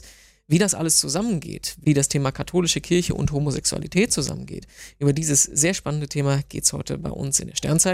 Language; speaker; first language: German; native; German